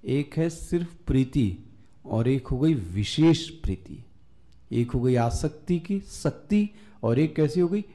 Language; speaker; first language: Hindi; native; Hindi